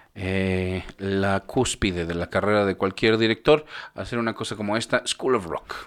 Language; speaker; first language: Spanish; native; Spanish